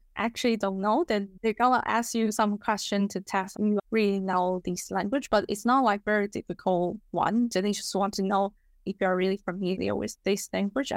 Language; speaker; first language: English; non-native, fluent; Chinese